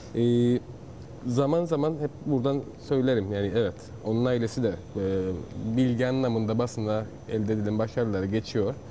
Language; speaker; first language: Turkish; native; Turkish